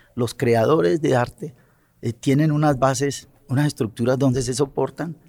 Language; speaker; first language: Spanish; native; Spanish